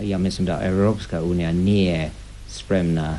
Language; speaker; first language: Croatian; non-native, fluent; English